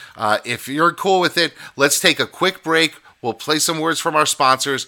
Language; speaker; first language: English; native; English